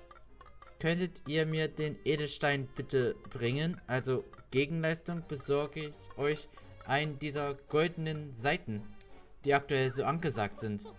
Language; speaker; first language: German; native; German